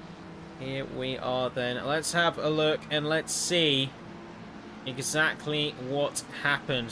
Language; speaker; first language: English; native; English